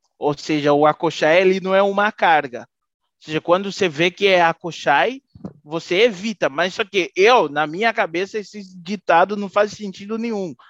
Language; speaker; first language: Portuguese; non-native, fluent; Haitian Creole